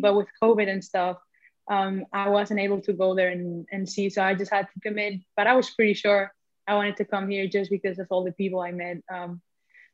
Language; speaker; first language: English; non-native, fluent; Spanish